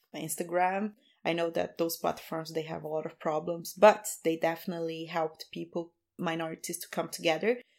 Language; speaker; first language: English; non-native, fluent; Portuguese